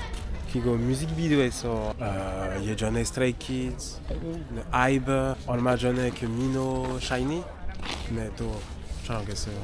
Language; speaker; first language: Korean; non-native, learner; French